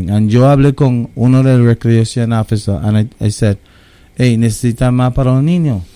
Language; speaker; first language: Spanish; early bilingual, heritage; English